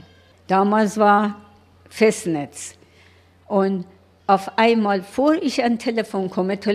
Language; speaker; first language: German; non-native, learner; Persian